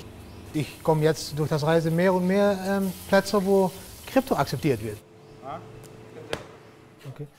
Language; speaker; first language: German; non-native, learner; Dutch